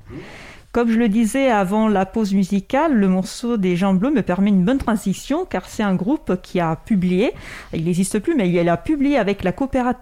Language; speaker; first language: French; native; French